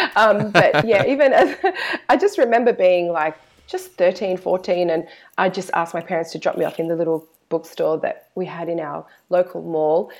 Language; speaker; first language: English; native; English